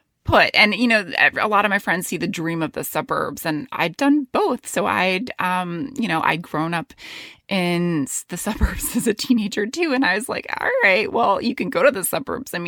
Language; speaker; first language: English; native; English